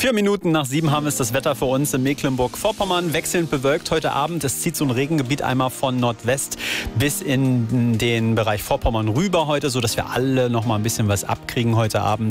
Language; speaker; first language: German; native; German